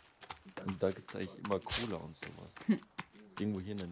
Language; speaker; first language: German; native; German